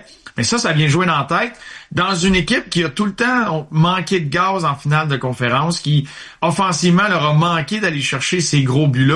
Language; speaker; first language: French; native; French